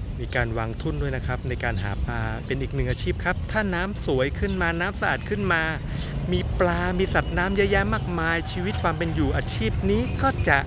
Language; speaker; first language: Thai; native; Thai